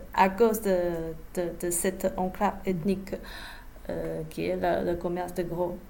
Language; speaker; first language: French; non-native, fluent; Chinese